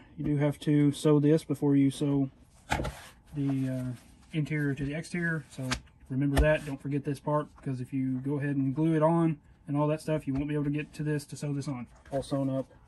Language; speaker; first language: English; native; English